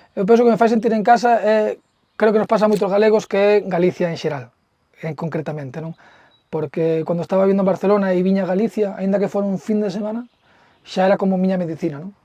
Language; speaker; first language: Galician; early bilingual, heritage; Spanish